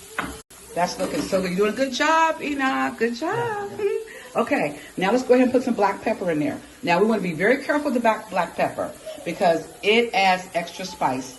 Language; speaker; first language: English; native; English